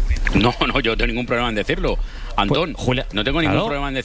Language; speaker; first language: Spanish; native; Spanish